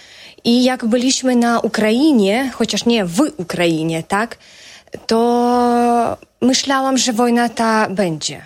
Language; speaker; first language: Polish; non-native, fluent; Russian